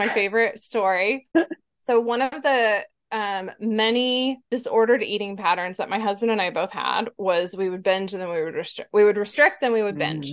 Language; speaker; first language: English; native; English